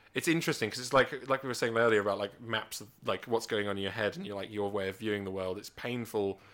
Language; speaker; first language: English; native; English